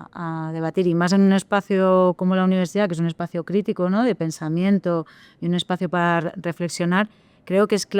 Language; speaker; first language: Spanish; native; Spanish